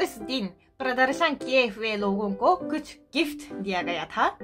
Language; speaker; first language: Hindi; non-native, fluent; Japanese